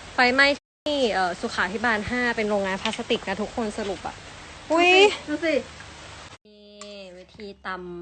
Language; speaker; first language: Thai; native; Thai